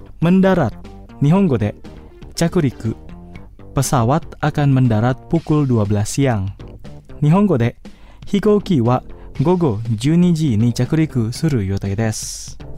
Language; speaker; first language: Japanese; non-native, fluent; Indonesian